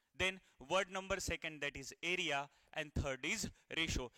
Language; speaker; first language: English; non-native, local second language; Marathi